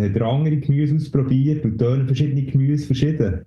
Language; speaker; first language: German; native; German